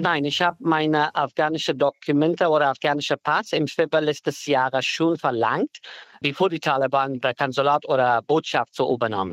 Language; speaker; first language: German; non-native, fluent; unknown